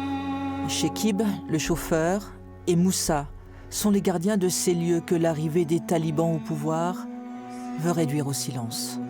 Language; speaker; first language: French; native; French